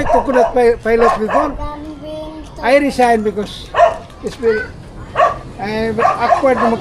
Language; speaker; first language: English; non-native, local second language; Filipino